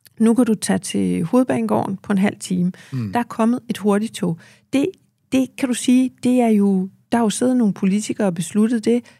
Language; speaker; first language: Danish; native; Danish